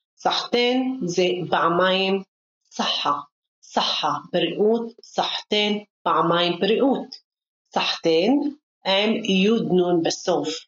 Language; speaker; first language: Hebrew; non-native, local second language; Arabic